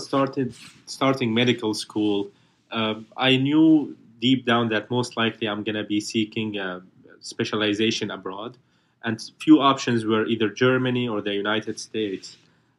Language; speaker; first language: English; non-native, fluent; Arabic